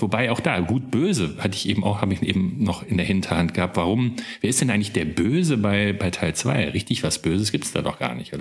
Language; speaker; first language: German; native; German